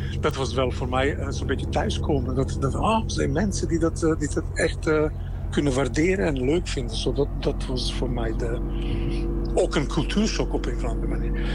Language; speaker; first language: Dutch; non-native, fluent; Serbian